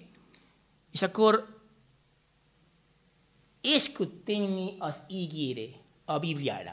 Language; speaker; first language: Hungarian; non-native, fluent; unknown